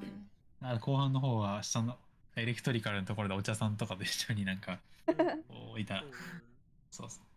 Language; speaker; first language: Japanese; native; Japanese